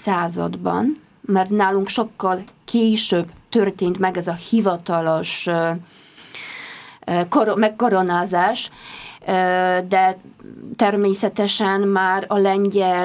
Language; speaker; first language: Hungarian; non-native, fluent; Polish